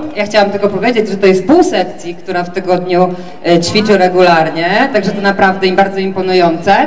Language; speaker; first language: Polish; native; Polish